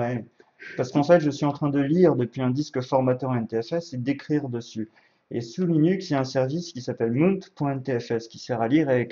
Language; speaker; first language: French; native; French